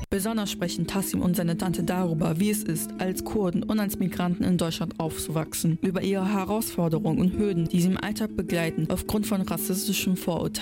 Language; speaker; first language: German; native; German